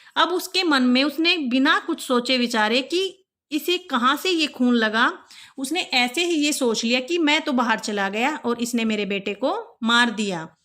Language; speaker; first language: Hindi; native; Hindi